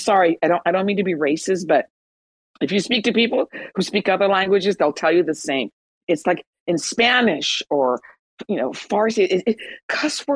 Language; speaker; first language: English; early bilingual, other home language; Persian